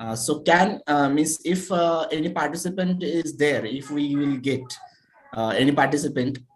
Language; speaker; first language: English; non-native, local second language; Marathi